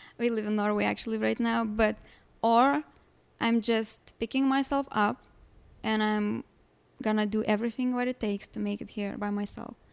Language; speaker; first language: English; non-native, fluent; Lithuanian